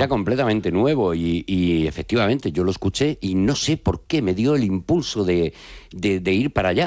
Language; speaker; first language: Spanish; native; Spanish